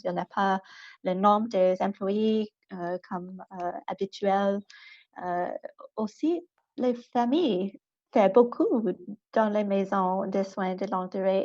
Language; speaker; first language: French; non-native, local second language; English